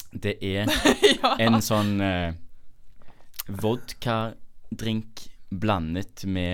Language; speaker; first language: Norwegian; native; Norwegian